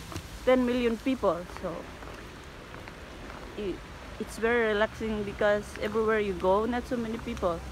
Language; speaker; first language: English; non-native, local second language; Filipino